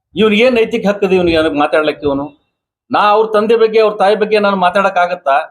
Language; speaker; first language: Kannada; native; Kannada